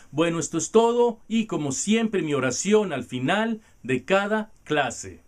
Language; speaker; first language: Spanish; non-native, learner; English